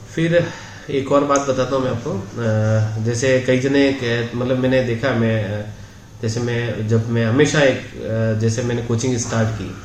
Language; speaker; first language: Hindi; native; Hindi